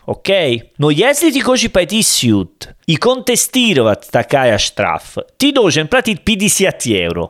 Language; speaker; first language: Russian; non-native, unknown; Italian